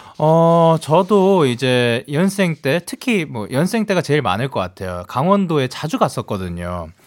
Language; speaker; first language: Korean; early bilingual, heritage; Korean